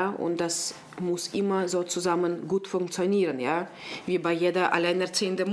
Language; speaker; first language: German; non-native, local second language; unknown